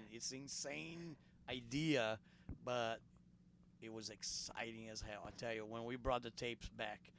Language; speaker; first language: English; non-native, fluent; Portuguese